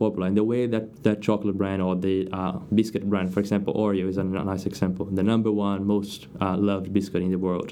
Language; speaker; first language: English; non-native, fluent; Portuguese